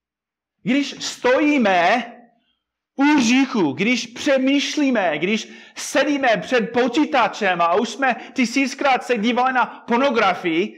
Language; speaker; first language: Czech; non-native, fluent; English